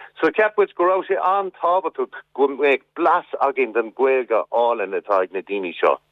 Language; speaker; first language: Irish; non-native, local second language; English